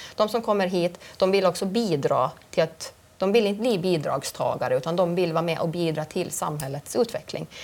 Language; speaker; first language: Swedish; native; Swedish